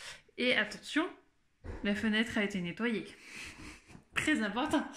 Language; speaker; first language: French; native; French